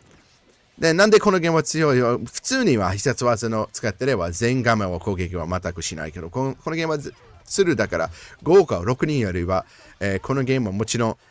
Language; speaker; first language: Japanese; non-native, learner; English